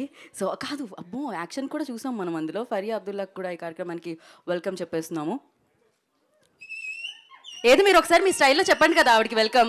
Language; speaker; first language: Telugu; native; Telugu